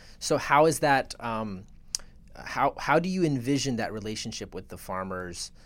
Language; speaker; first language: English; early bilingual, other home language; Russian